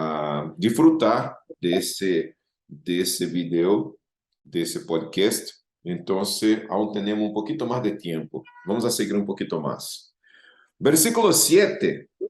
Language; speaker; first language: Spanish; non-native, fluent; Portuguese